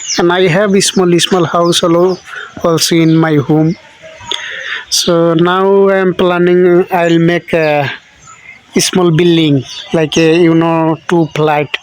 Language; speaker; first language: English; non-native, learner; Bangla